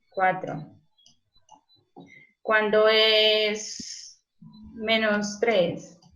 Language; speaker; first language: Spanish; native; Spanish